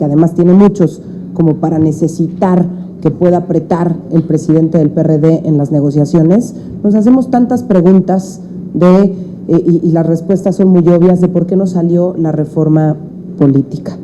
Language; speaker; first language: Spanish; native; Spanish